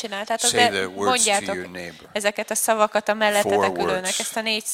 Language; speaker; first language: Hungarian; native; Hungarian